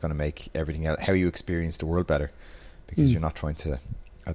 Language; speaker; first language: English; native; English